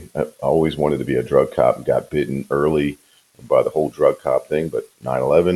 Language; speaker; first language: English; native; English